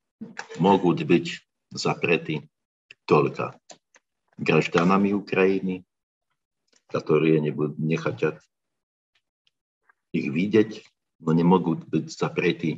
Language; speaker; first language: Russian; non-native, learner; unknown